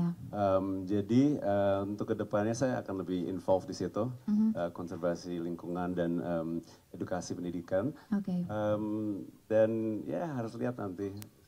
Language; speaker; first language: Indonesian; early bilingual, heritage; English